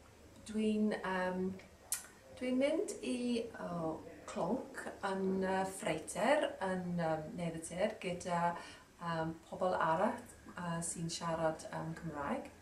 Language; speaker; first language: Welsh; non-native, learner; English